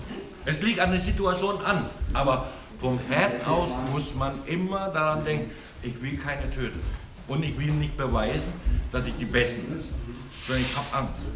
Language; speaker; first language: German; non-native, learner; Thai